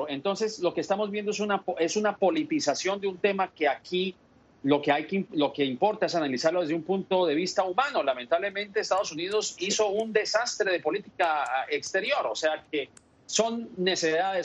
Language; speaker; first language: Spanish; native; Spanish